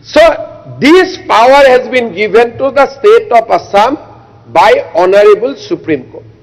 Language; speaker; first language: English; non-native, local second language; Assamese